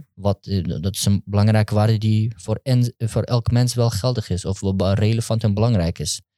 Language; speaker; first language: Dutch; early bilingual, other home language; Turkish